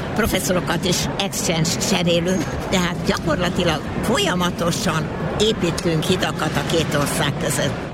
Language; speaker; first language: Hungarian; early bilingual, heritage; Hungarian